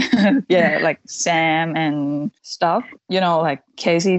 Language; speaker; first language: English; non-native, fluent; Thai